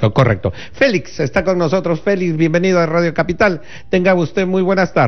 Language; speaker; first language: Spanish; native; Spanish